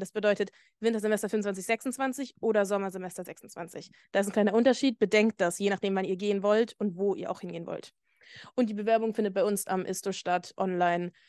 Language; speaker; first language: German; native; German